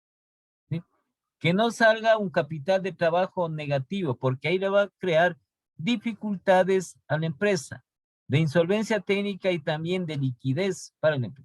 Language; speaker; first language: Spanish; native; Spanish